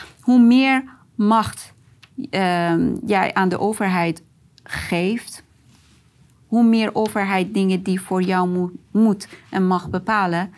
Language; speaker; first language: Dutch; non-native, fluent; Persian